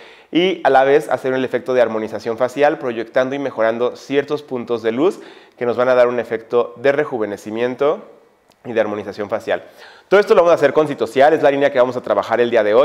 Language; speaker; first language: Spanish; native; Spanish